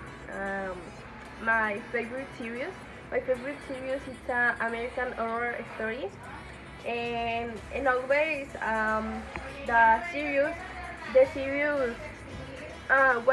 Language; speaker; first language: English; non-native, learner; Spanish